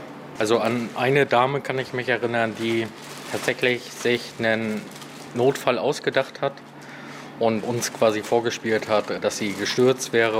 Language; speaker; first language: German; native; German